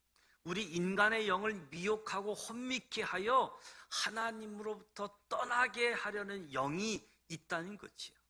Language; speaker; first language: Korean; native; Korean